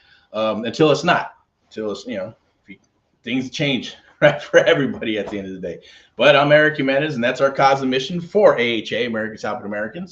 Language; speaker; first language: English; native; English